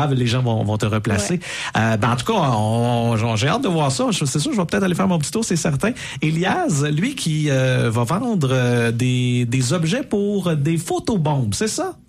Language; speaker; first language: French; native; French